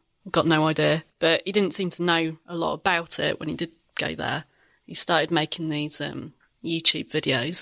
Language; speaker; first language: English; native; English